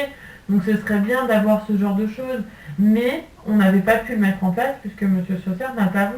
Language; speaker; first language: French; native; French